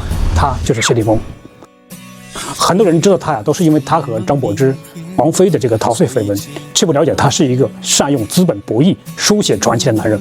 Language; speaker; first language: Chinese; native; Chinese